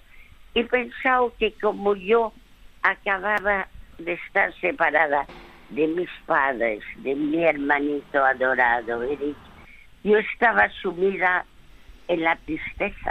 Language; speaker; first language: Spanish; early bilingual, other home language; French